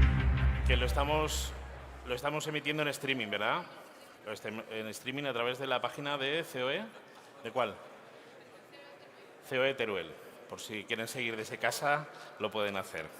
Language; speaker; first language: Spanish; native; Spanish